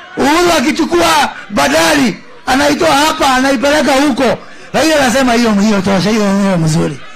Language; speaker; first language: Swahili; non-native, local second language; Kikuyu